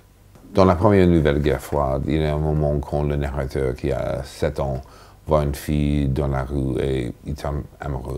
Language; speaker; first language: French; non-native, fluent; English